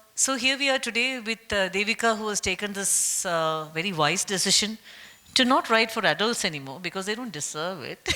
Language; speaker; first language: English; non-native, local second language; Malayalam